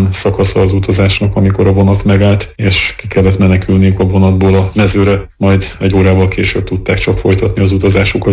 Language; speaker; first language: Hungarian; native; Hungarian